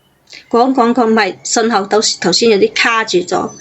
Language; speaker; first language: Cantonese; native; Cantonese